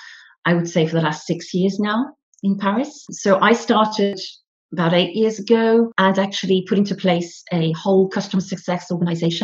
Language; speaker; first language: English; native; English